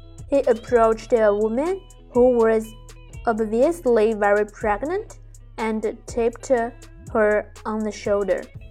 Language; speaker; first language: English; non-native, fluent; Chinese